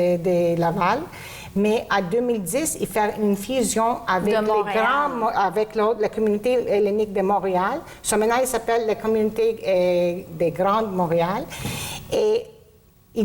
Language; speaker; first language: French; non-native, local second language; Greek